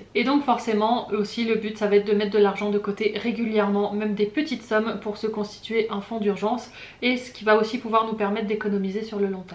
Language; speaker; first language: French; native; French